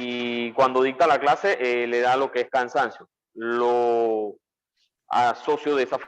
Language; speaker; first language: Spanish; native; Spanish